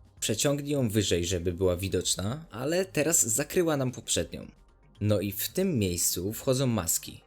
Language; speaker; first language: Polish; native; Polish